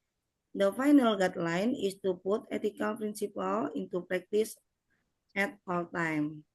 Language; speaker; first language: English; non-native, learner; Indonesian